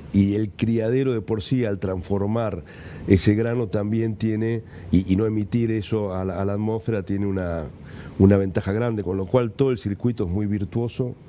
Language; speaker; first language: Spanish; native; Spanish